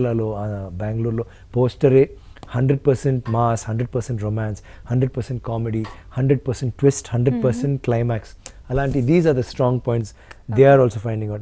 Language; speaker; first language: Telugu; non-native, local second language; Tamil